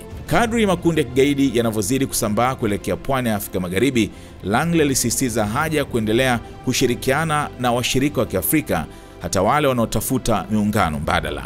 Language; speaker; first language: Swahili; native; Swahili